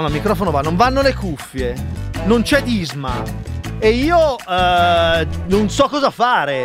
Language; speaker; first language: Italian; native; Italian